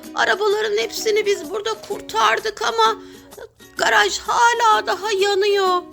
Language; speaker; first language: Turkish; native; Turkish